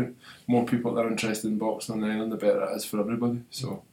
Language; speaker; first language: English; native; English